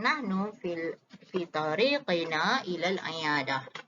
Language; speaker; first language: Arabic; non-native, fluent; Malay